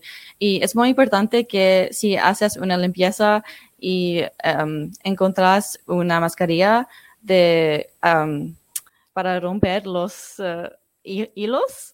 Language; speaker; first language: Spanish; non-native, fluent; English